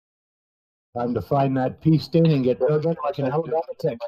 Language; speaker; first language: English; native; English